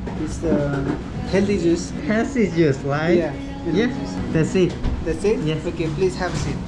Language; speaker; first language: English; non-native, learner; Korean